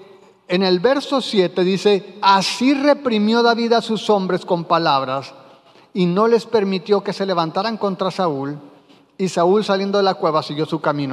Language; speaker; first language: Spanish; native; Spanish